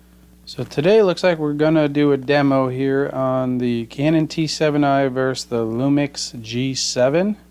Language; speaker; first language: English; native; English